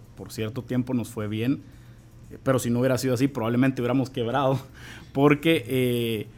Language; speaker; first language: Spanish; native; Spanish